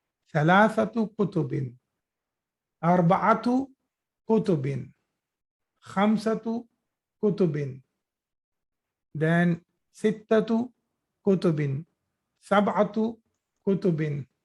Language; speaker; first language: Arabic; non-native, fluent; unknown